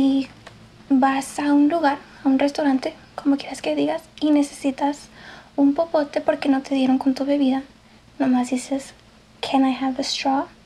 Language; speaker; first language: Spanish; early bilingual, heritage; English